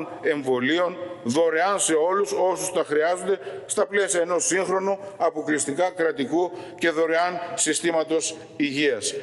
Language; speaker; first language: Greek; native; Greek